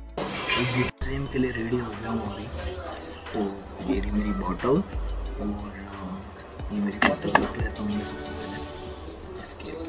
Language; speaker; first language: Hindi; native; Hindi